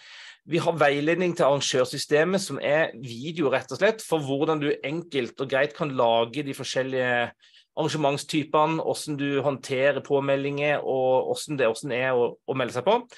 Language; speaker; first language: Norwegian; native; Norwegian